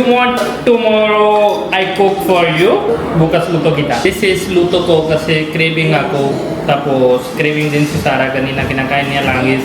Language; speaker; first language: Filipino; non-native, learner; Punjabi